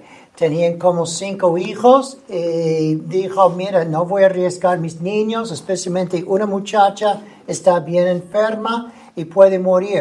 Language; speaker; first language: Spanish; non-native, fluent; English